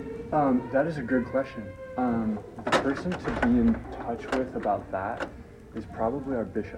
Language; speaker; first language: English; native; English